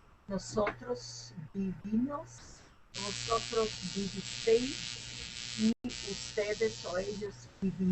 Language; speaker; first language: Spanish; non-native, learner; English